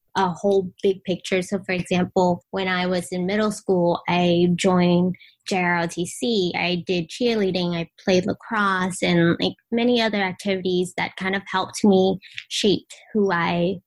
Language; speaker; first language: English; early bilingual, other home language; Vietnamese